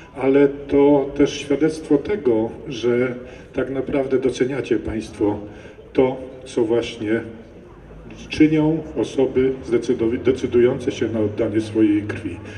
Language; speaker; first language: Polish; native; Polish